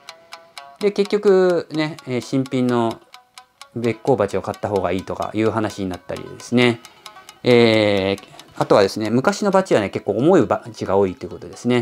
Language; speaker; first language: Japanese; native; Japanese